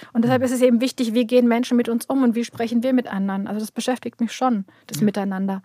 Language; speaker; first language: German; early bilingual, other home language; Turkish